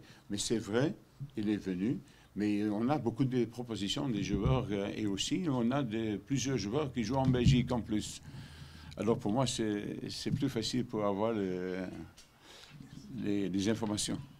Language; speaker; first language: French; non-native, learner; Dutch